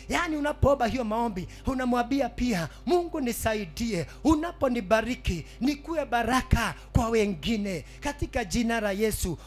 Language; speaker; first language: Swahili; native; Swahili